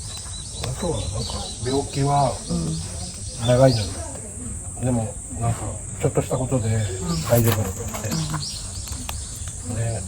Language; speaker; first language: Japanese; non-native, learner; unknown